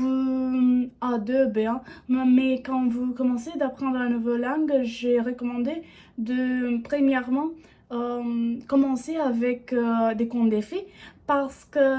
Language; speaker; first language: French; non-native, learner; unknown